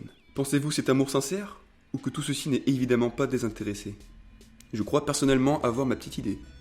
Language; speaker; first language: French; native; French